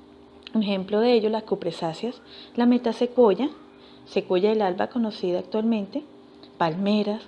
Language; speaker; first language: Spanish; native; Spanish